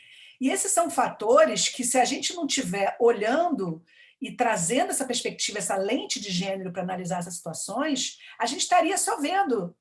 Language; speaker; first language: Portuguese; native; Portuguese